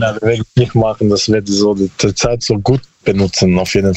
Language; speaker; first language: German; non-native, learner; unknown